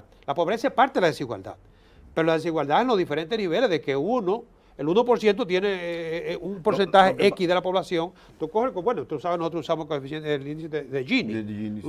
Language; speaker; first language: Spanish; native; Spanish